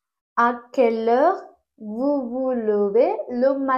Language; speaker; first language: French; non-native, fluent; Tamil